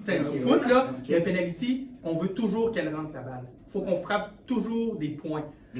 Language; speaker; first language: French; native; French